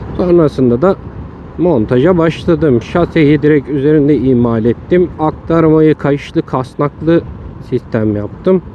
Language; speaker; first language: Turkish; native; Turkish